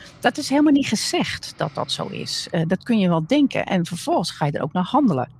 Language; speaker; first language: Dutch; native; Dutch